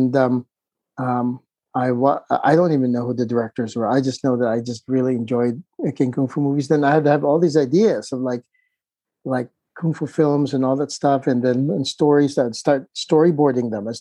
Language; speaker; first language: English; non-native, local second language; Filipino